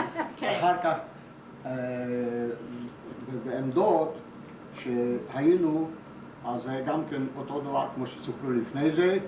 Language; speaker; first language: Hebrew; non-native, fluent; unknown